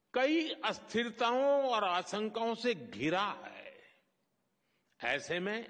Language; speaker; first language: Hindi; non-native, local second language; Gujarati